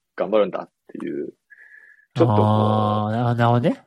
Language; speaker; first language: Japanese; early bilingual, other home language; English